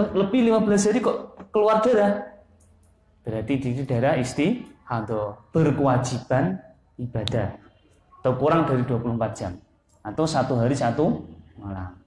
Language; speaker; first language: Indonesian; non-native, local second language; Javanese